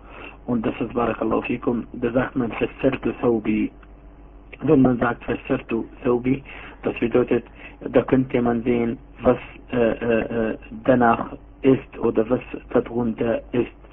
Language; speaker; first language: German; non-native, fluent; Arabic